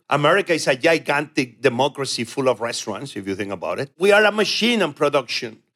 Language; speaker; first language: English; non-native, fluent; Spanish